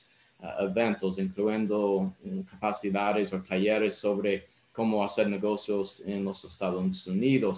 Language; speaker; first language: Spanish; non-native, fluent; English